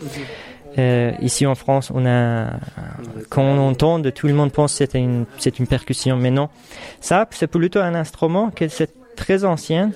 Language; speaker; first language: French; non-native, fluent; Persian